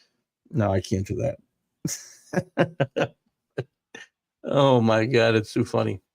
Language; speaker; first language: English; native; English